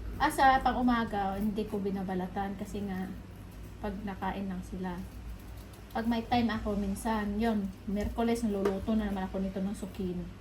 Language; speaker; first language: Filipino; native; Filipino